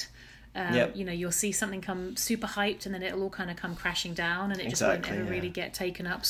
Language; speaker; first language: English; native; English